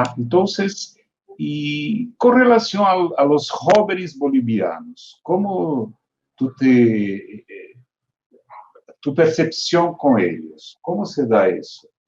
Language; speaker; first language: Spanish; non-native, fluent; Portuguese